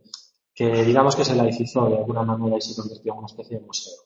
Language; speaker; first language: Spanish; native; Spanish